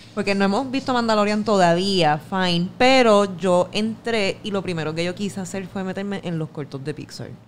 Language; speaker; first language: Spanish; native; Spanish